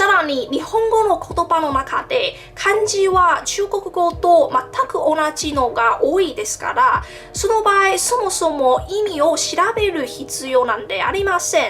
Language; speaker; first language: Japanese; non-native, learner; Min Nan Chinese